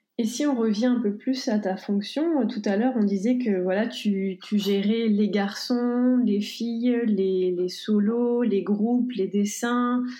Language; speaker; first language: French; native; French